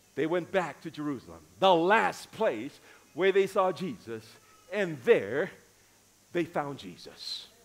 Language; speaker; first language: English; native; English